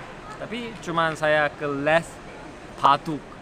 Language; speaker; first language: Indonesian; non-native, learner; Korean